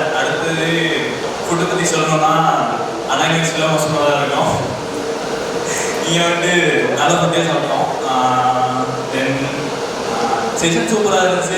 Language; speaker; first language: Tamil; native; Tamil